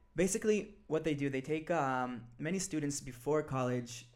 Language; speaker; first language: English; early bilingual, other home language; Hebrew